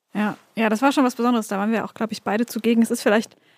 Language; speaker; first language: German; native; German